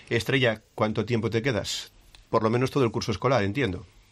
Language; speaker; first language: Spanish; native; Spanish